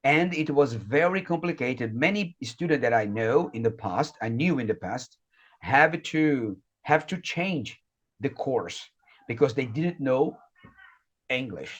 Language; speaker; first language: English; non-native, fluent; Portuguese